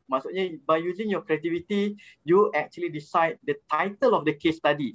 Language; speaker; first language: English; non-native, local second language; Malay